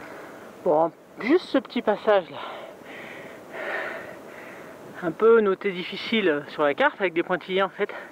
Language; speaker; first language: French; native; French